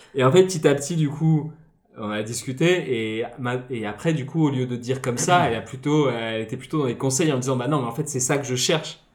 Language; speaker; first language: French; native; French